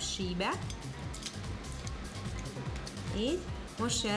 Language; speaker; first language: Hungarian; native; Hungarian